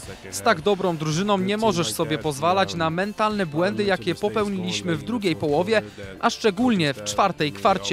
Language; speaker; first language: Polish; non-native, fluent; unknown